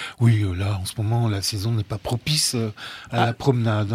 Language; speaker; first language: French; native; French